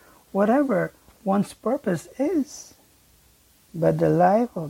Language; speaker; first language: English; non-native, local second language; Filipino